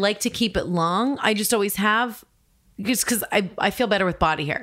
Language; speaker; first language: English; native; English